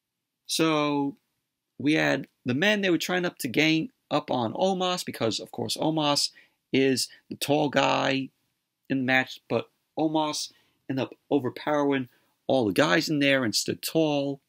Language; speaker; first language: English; native; English